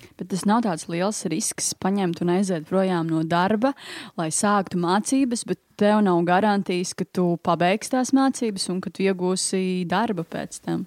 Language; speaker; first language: Latvian; native; Latvian